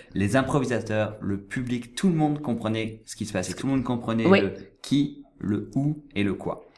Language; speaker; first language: French; native; French